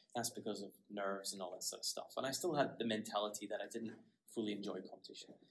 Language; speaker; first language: English; native; English